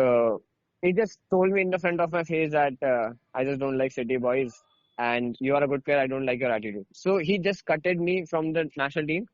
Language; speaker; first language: English; non-native, local second language; Hindi